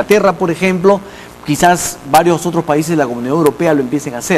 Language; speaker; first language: Spanish; native; Spanish